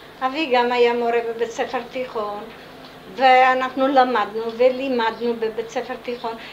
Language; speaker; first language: Hebrew; non-native, fluent; Italian